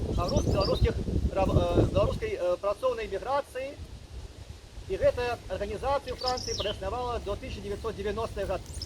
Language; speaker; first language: Belarusian; native; Belarusian